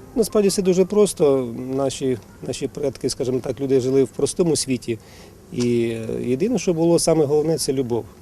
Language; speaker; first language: Ukrainian; non-native, local second language; Russian